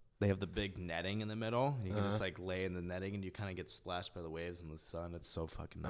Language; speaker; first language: English; early bilingual, other home language; French